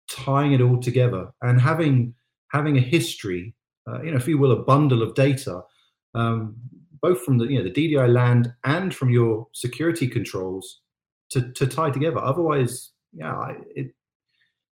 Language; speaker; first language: English; native; English